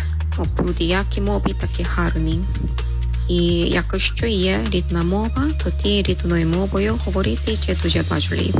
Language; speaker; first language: Ukrainian; non-native, learner; Korean